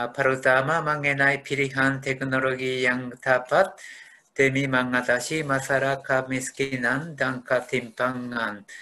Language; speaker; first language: Indonesian; non-native, fluent; Japanese